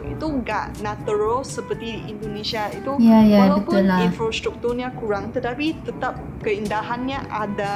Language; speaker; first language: Indonesian; non-native, fluent; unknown